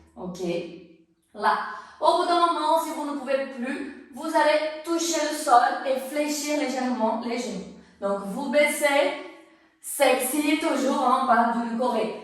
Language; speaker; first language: French; non-native, fluent; Portuguese